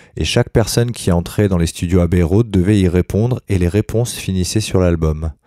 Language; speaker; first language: French; native; French